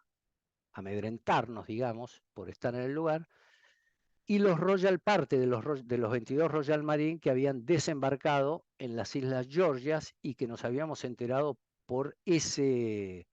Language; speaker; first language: Spanish; native; Spanish